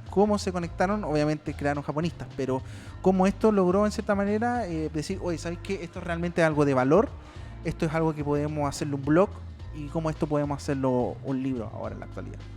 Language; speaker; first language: Spanish; native; Spanish